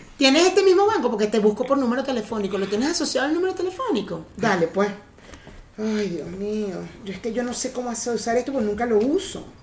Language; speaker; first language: Spanish; native; Spanish